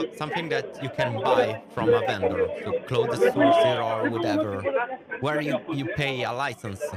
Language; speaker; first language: English; non-native, fluent; Italian